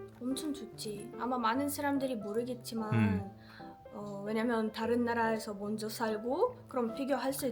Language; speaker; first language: Korean; non-native, fluent; Russian